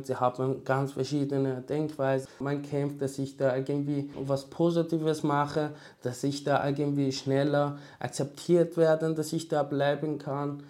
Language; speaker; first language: German; non-native, learner; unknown